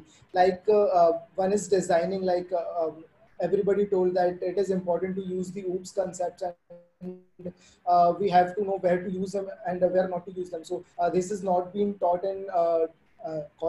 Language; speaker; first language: English; non-native, local second language; Hindi